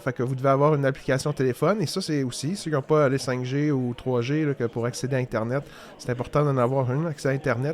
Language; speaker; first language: French; native; French